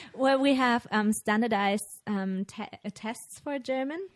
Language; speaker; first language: English; non-native, fluent; German